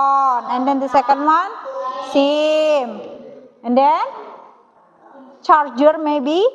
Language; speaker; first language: English; non-native, learner; Indonesian